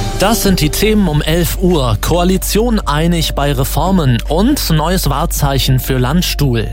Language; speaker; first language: German; native; German